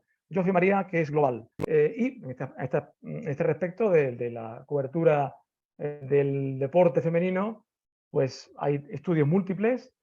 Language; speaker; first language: Spanish; native; Spanish